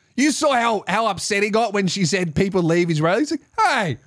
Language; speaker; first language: English; native; English